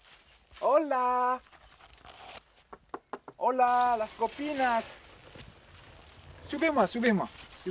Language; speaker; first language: Spanish; non-native, learner; French